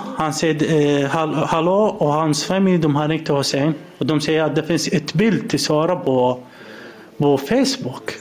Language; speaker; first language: Swedish; non-native, learner; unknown